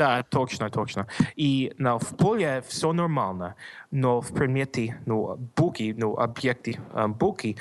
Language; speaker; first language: Russian; non-native, learner; English